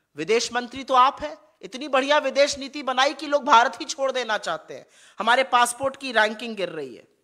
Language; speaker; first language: Hindi; native; Hindi